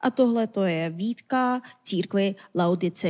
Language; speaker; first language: Czech; non-native, fluent; Korean